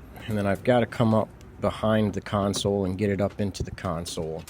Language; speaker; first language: English; native; English